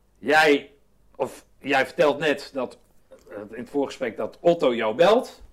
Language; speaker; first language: Dutch; native; Dutch